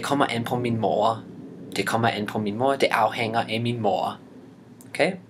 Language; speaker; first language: Danish; non-native, fluent; English